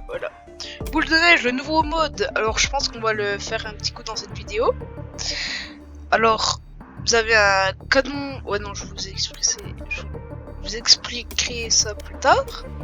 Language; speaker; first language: French; native; French